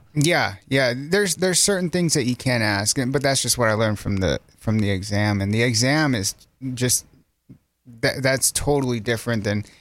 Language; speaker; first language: English; native; English